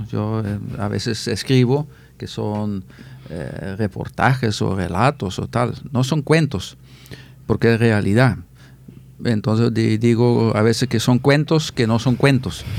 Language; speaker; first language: Spanish; non-native, fluent; Dutch